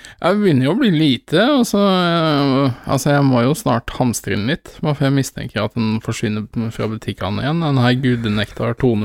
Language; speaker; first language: Norwegian; native; Norwegian